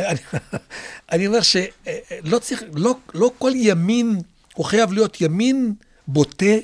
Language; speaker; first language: Hebrew; non-native, local second language; Arabic